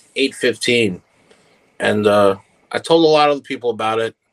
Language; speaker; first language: English; early bilingual, other home language; Italian